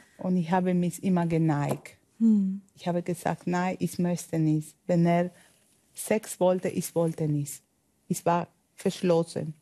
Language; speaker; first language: German; non-native, learner; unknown